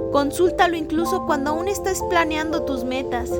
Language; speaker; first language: Spanish; native; Spanish